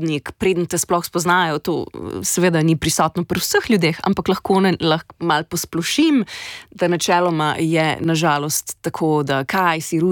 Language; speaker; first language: Slovenian; native; Slovenian